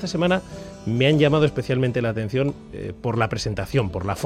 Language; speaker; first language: Spanish; native; Spanish